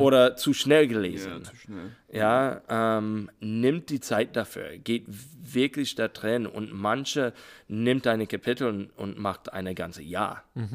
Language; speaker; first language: German; non-native, learner; English